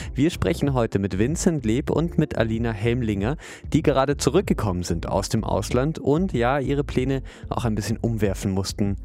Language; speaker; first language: German; native; German